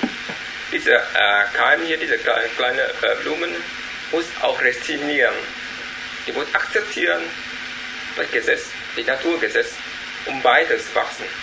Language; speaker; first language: German; non-native, learner; Vietnamese